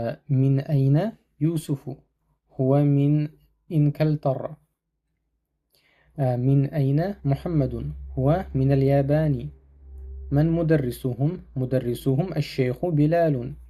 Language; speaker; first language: Arabic; non-native, fluent; Russian